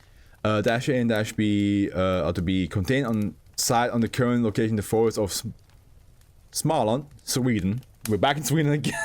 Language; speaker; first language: English; non-native, fluent; German